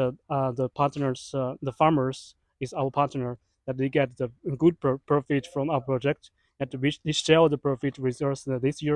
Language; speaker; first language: English; non-native, fluent; Chinese